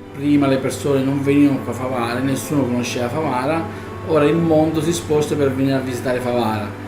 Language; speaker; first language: Italian; native; Italian